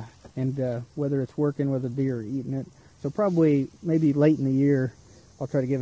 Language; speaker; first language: English; native; English